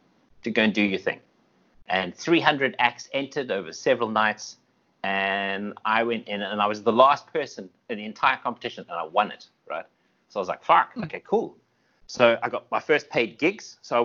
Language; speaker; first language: English; native; English